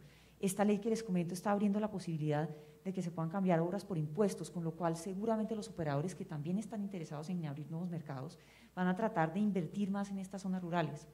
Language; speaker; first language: Spanish; native; Spanish